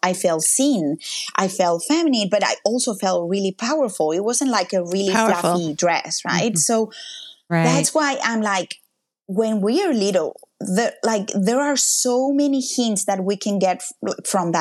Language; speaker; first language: English; non-native, fluent; Spanish